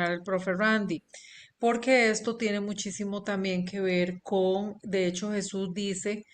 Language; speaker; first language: Spanish; native; Spanish